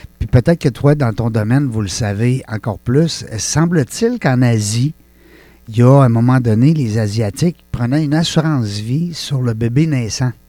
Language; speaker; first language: French; native; French